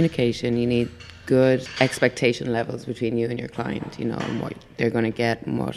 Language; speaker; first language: English; native; English